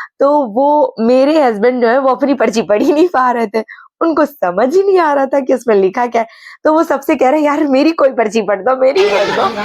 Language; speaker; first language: Hindi; native; Hindi